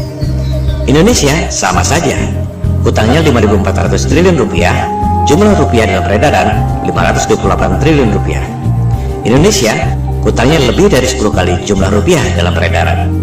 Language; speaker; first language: Indonesian; native; Indonesian